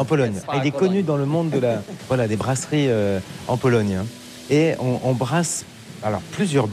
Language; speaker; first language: French; native; French